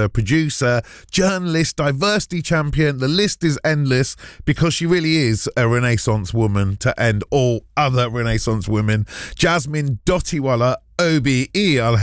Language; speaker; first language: English; native; English